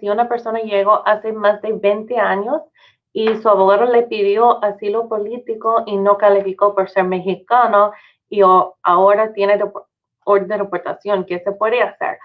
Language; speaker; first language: Spanish; non-native, fluent; English